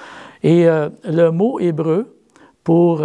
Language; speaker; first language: French; native; French